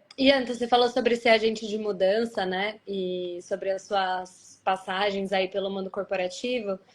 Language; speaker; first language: Portuguese; native; Portuguese